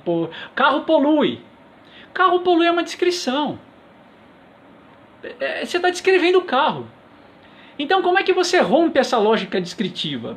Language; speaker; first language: Portuguese; native; Portuguese